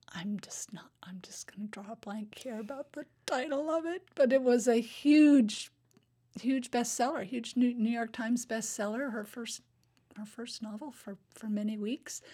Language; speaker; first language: English; native; English